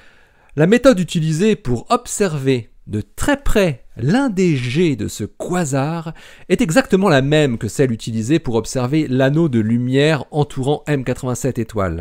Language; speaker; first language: French; native; French